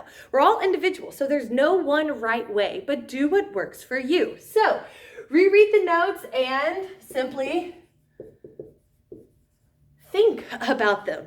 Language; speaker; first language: English; native; English